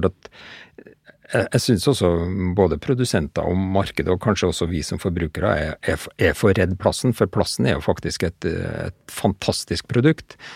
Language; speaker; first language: Norwegian; native; Norwegian